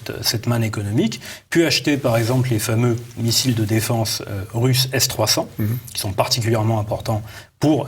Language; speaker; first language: French; native; French